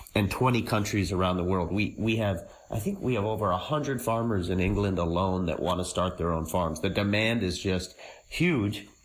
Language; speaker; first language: English; native; English